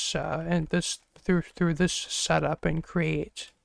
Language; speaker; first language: English; native; English